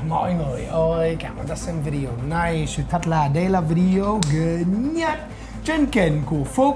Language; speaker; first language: Vietnamese; non-native, fluent; English